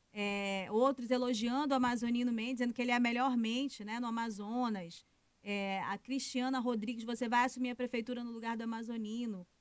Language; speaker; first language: Portuguese; native; Portuguese